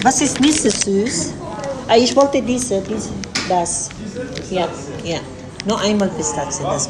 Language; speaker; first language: German; non-native, learner; Cebuano